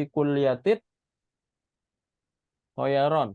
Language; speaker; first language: Arabic; non-native, fluent; Indonesian